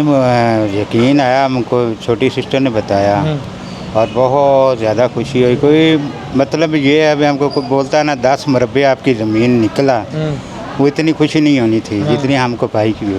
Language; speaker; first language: Hindi; non-native, local second language; Punjabi